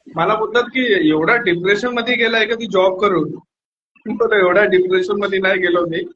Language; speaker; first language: Marathi; non-native, local second language; Hindi